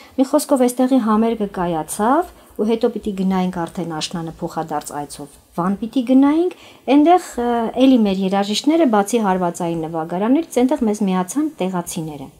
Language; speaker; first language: Armenian; native; Armenian